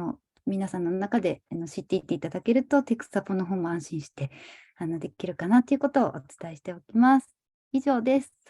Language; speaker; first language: Japanese; native; Japanese